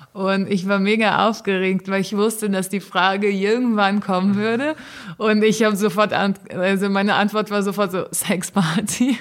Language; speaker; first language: German; non-native, fluent; Portuguese